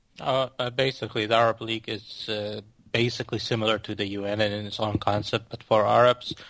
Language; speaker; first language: English; non-native, fluent; Arabic